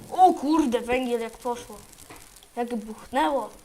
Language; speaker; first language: Polish; native; Polish